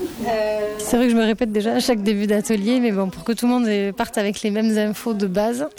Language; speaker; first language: French; native; French